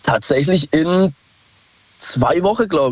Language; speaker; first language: German; native; German